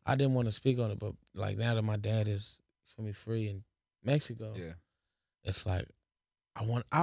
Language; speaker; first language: English; native; English